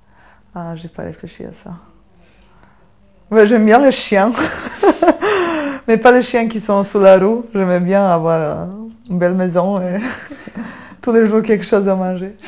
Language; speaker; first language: French; non-native, fluent; Serbian